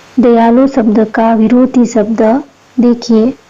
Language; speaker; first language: Hindi; non-native, local second language; Gujarati